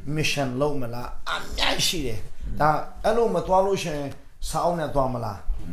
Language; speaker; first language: Burmese; non-native, local second language; Hakha Chin